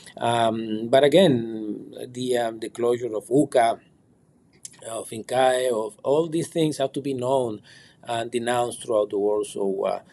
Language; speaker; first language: English; non-native, fluent; Spanish